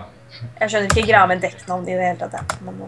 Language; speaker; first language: Norwegian; native; Norwegian